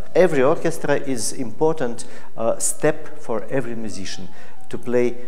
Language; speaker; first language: English; non-native, fluent; Russian